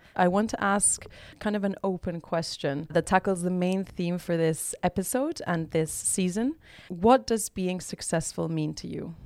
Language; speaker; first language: English; non-native, fluent; Spanish